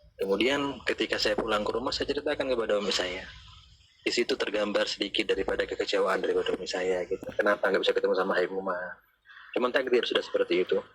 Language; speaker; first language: Indonesian; native; Indonesian